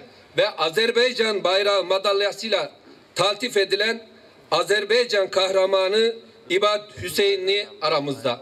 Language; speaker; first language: Turkish; native; Turkish